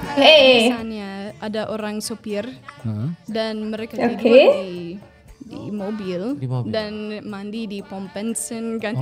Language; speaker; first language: Indonesian; non-native, fluent; English